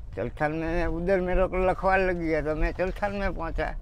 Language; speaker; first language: Hindi; non-native, local second language; Gujarati